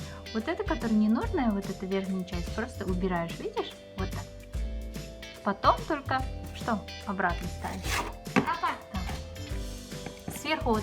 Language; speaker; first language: Russian; non-native, local second language; Kazakh